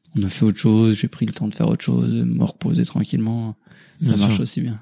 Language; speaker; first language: French; native; French